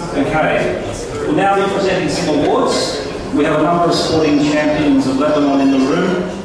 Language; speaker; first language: English; non-native, local second language; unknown